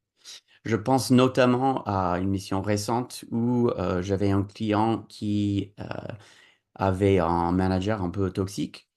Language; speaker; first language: French; non-native, fluent; English